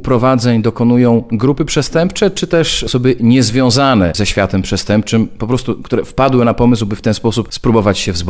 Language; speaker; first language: Polish; native; Polish